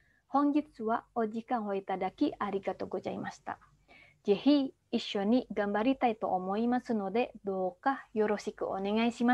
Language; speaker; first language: Japanese; non-native, fluent; Indonesian